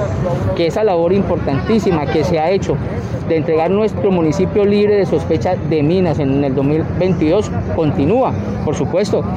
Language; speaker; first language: Spanish; native; Spanish